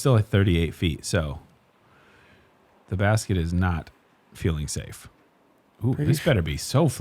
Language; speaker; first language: English; native; English